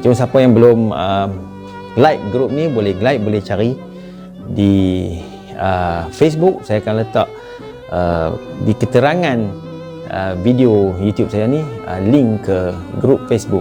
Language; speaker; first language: Malay; native; Malay